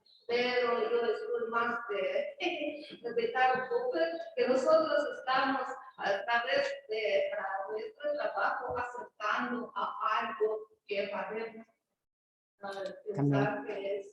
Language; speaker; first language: Spanish; non-native, learner; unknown